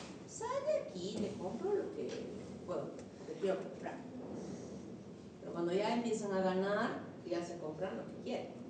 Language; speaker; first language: Spanish; native; Spanish